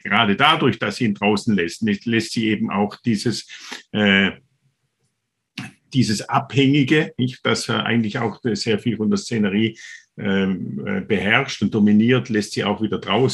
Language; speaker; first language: German; native; German